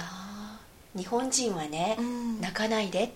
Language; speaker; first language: Japanese; native; Japanese